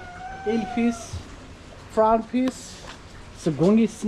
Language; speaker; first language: English; non-native, learner; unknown